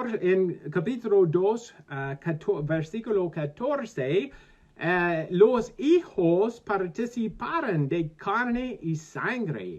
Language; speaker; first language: Spanish; non-native, learner; English